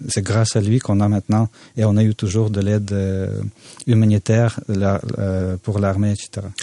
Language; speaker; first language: French; non-native, fluent; Russian